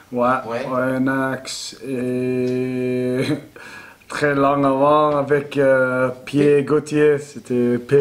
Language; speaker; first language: French; non-native, learner; English